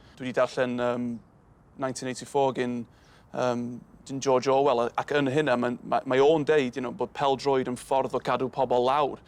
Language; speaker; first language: Welsh; native; Welsh